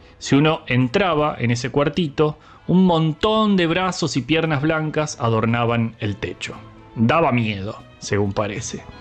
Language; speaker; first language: Spanish; native; Spanish